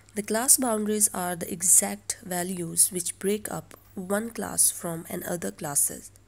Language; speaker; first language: English; non-native, local second language; Urdu